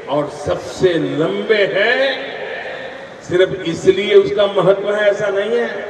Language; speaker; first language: Hindi; non-native, local second language; Gujarati